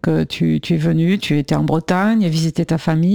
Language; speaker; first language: French; native; French